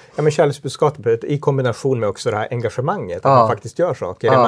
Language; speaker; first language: Swedish; native; Swedish